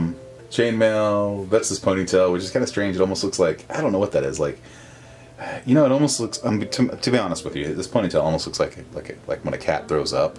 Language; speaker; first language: English; native; English